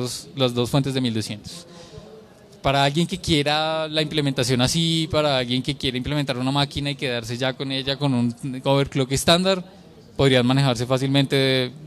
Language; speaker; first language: Spanish; native; Spanish